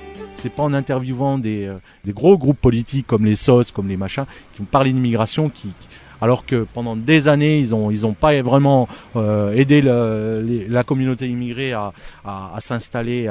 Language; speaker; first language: French; early bilingual, other home language; Arabic